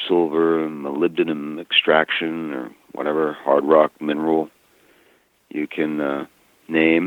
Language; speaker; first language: English; native; English